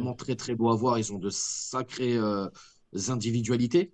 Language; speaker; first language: French; native; French